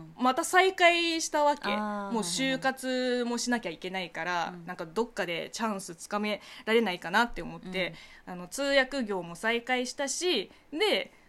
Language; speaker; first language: Japanese; non-native, fluent; Chinese